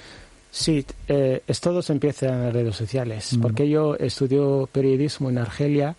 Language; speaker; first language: Spanish; non-native, learner; Arabic